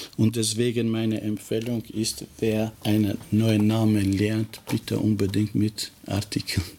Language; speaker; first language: German; non-native, fluent; Albanian